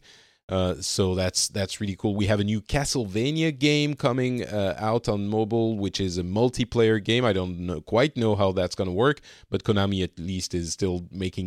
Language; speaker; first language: English; non-native, fluent; French